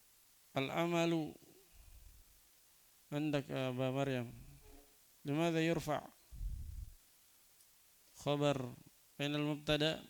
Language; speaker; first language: Arabic; non-native, fluent; Indonesian